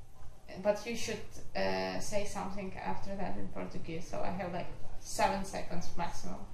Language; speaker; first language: English; non-native, fluent; Ukrainian